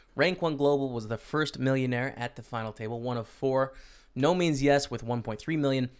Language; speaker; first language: English; native; English